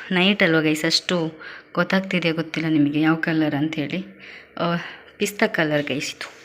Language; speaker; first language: Kannada; native; Kannada